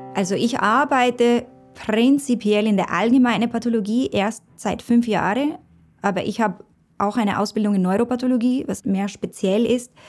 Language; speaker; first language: German; non-native, fluent; Spanish